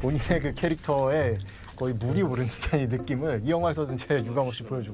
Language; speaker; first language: Korean; native; Korean